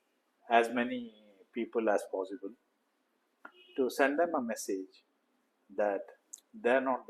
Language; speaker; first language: English; non-native, local second language; Kannada